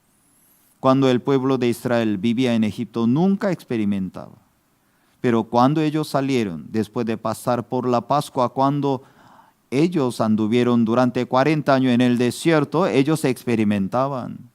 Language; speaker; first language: Spanish; non-native, fluent; Korean